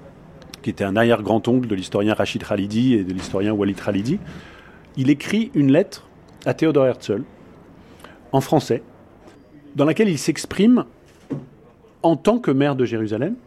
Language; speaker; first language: French; native; French